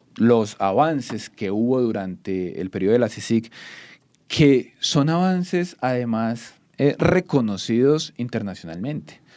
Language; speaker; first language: Spanish; native; Spanish